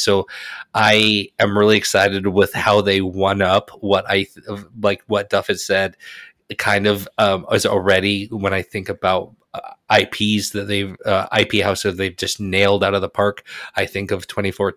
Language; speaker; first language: English; native; English